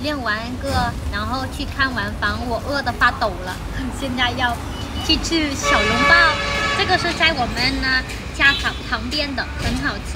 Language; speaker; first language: Chinese; non-native, fluent; Vietnamese